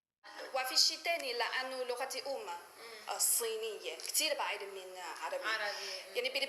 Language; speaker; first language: Arabic; non-native, fluent; Chinese